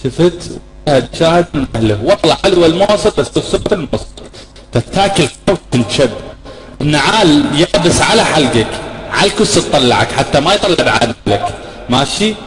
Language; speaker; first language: Arabic; native; Arabic